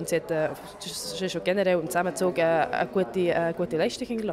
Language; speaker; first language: German; native; German